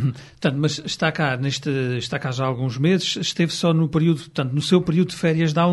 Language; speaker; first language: Portuguese; native; Portuguese